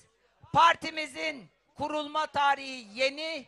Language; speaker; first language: Turkish; native; Turkish